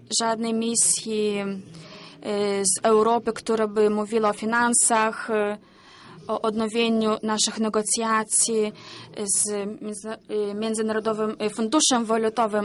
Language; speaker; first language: Polish; non-native, learner; Ukrainian